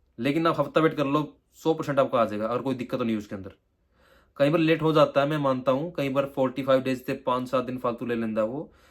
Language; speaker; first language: Hindi; native; Hindi